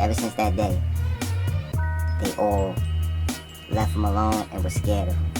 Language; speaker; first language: English; native; English